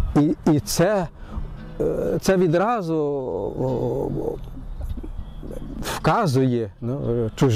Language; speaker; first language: Ukrainian; early bilingual, heritage; Ukrainian